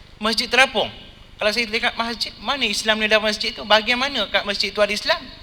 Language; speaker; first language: Malay; non-native, local second language; Tamil